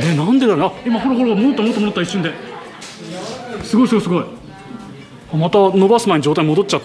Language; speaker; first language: Japanese; native; Japanese